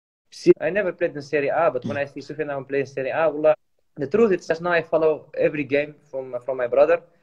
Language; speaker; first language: English; non-native, fluent; Arabic